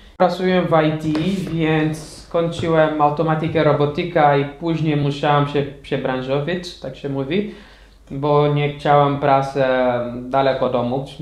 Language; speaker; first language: Polish; non-native, fluent; Portuguese